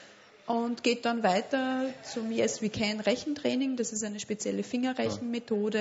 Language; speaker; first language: German; native; German